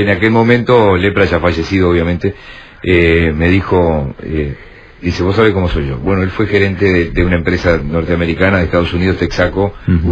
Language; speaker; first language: Spanish; native; Spanish